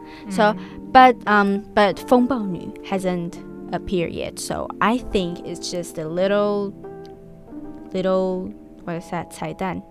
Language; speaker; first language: English; non-native, fluent; Chinese